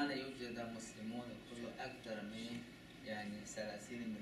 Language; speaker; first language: Arabic; non-native, learner; Chinese